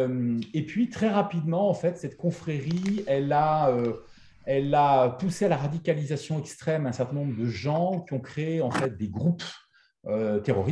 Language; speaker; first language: French; native; French